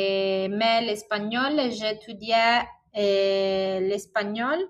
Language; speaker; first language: French; non-native, learner; Italian